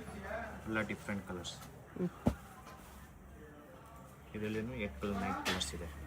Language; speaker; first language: Kannada; non-native, local second language; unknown